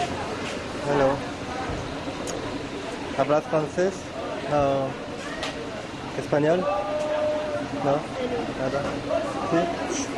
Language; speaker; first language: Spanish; non-native, learner; French